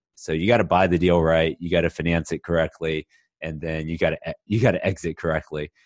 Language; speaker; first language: English; native; English